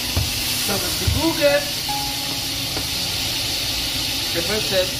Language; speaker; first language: German; non-native, learner; Dutch